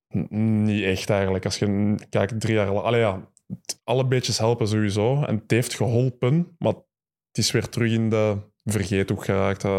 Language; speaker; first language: Dutch; early bilingual, other home language; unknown